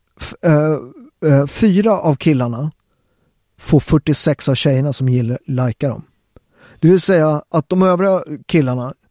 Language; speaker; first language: Swedish; early bilingual, other home language; Italian